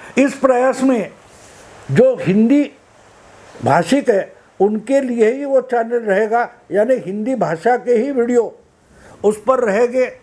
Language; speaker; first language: Hindi; non-native, local second language; Marathi